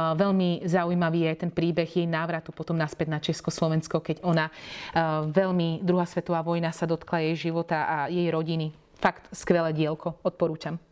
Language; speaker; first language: Slovak; native; Slovak